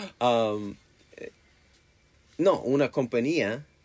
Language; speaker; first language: Spanish; non-native, learner; English